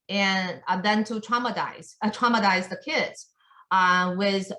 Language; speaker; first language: English; non-native, fluent; Chinese